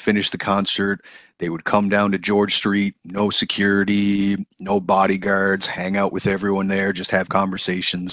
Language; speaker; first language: English; native; English